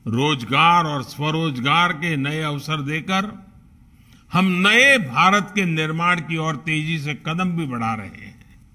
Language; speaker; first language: Hindi; non-native, local second language; Gujarati